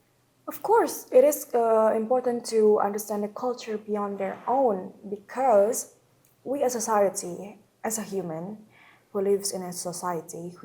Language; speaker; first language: English; non-native, local second language; Indonesian